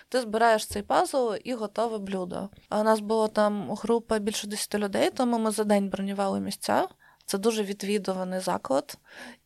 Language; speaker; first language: Ukrainian; non-native, local second language; Russian